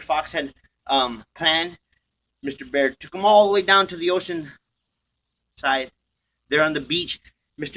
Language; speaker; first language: English; native; English